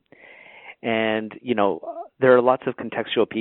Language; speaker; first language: English; native; English